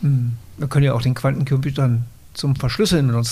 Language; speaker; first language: German; native; German